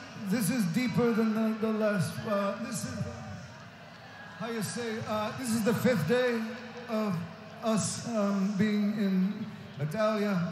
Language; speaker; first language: English; native; English